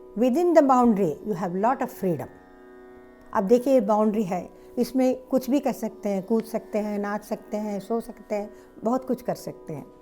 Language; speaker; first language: Hindi; non-native, local second language; Telugu